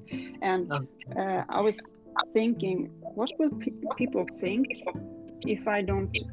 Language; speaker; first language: English; non-native, fluent; Swedish